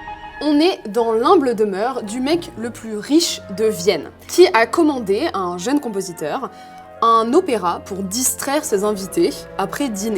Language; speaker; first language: French; native; French